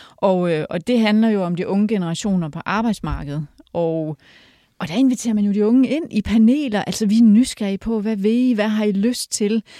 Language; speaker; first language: Danish; early bilingual, other home language; Polish